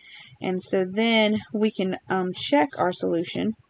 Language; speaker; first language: English; native; English